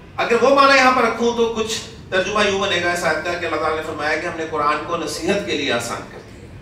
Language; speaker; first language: Urdu; native; Urdu